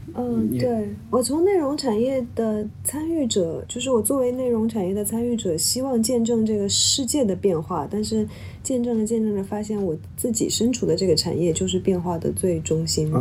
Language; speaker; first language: Chinese; native; Chinese